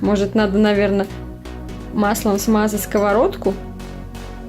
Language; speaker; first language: Russian; native; Russian